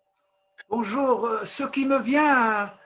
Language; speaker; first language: French; non-native, local second language; Arabic